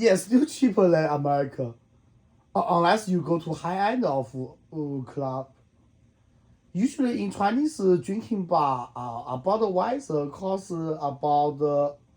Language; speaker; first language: English; non-native, learner; Chinese